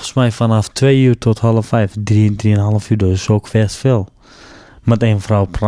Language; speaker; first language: Dutch; non-native, learner; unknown